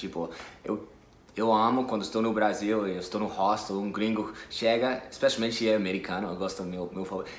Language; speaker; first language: Portuguese; non-native, fluent; English